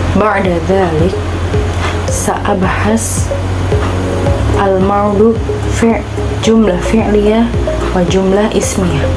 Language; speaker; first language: Arabic; non-native, learner; Indonesian